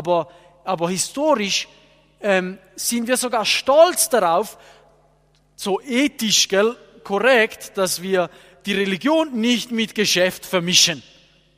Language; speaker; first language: German; non-native, fluent; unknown